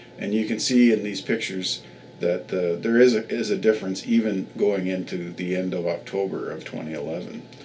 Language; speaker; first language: English; native; English